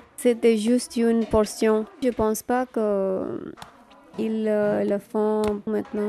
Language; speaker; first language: French; non-native, fluent; Gujarati